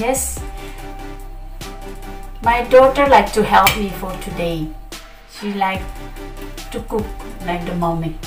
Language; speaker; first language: English; non-native, learner; Indonesian